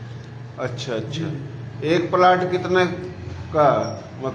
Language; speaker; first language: Hindi; non-native, local second language; Marwari